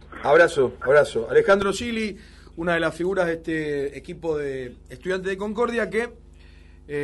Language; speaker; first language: Spanish; native; Spanish